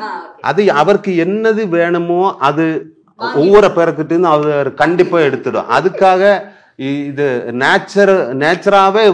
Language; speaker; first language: Tamil; non-native, learner; Malayalam